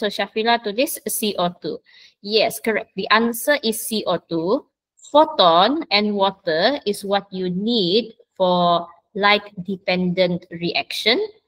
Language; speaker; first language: English; non-native, local second language; Malay